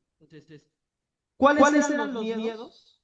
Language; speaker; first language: Spanish; native; Spanish